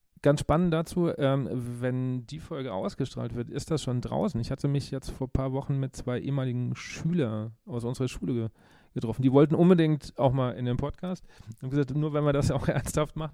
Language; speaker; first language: German; native; German